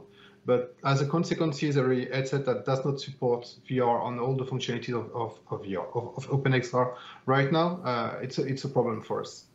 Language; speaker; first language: English; non-native, fluent; French